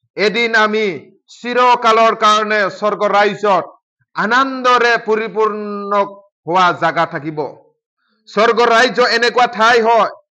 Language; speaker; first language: Assamese; non-native, local second language; Bodo